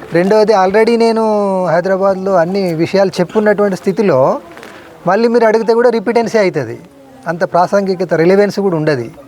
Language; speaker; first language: Telugu; native; Telugu